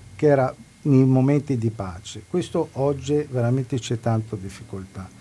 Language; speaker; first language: Italian; non-native, fluent; Arabic